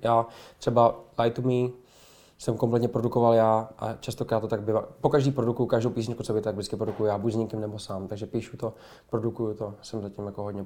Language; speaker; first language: Czech; native; Czech